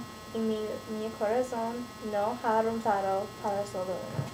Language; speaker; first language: Spanish; non-native, learner; English